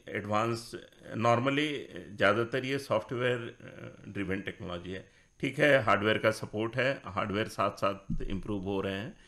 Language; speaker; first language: Hindi; native; Hindi